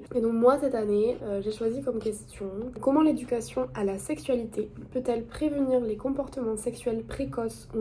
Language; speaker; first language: French; native; French